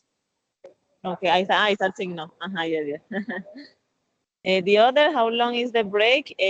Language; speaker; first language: English; non-native, learner; Spanish